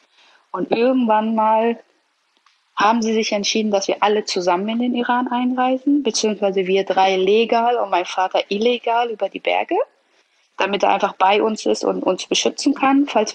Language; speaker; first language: German; early bilingual, other home language; Persian